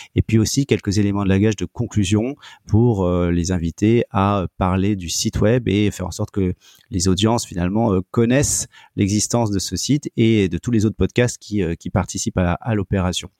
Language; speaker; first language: French; native; French